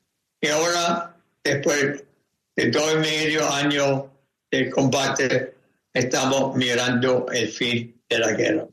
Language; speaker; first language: Spanish; non-native, fluent; German